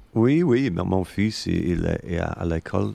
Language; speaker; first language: French; non-native, learner; English